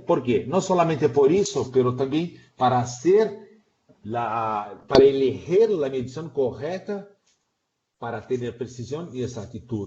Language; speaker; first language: Spanish; non-native, fluent; Portuguese